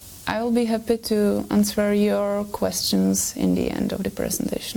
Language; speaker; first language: English; non-native, fluent; Czech